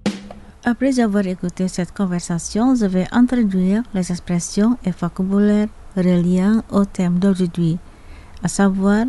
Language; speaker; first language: French; non-native, fluent; Indonesian